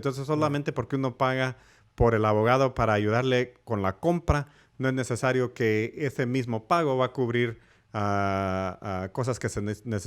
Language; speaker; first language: Spanish; early bilingual, heritage; Spanish